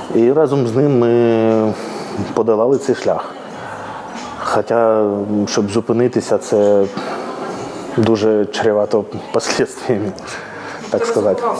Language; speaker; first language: Ukrainian; native; Ukrainian